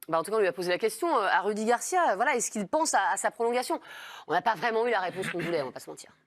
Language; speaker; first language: French; native; French